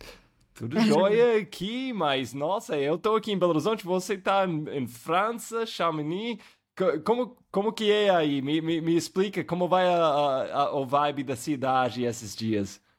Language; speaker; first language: Portuguese; non-native, fluent; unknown